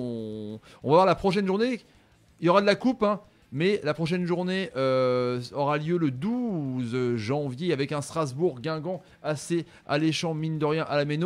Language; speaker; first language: French; native; French